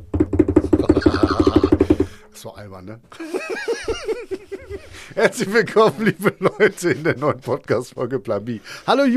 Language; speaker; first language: German; native; German